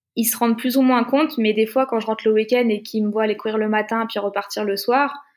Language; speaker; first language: French; native; French